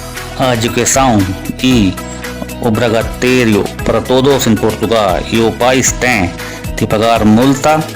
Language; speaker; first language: Portuguese; non-native, learner; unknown